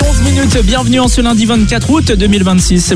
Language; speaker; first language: French; native; French